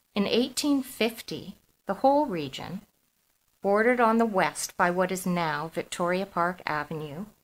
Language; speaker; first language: English; native; English